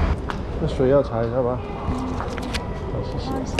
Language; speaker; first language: Chinese; non-native, fluent; English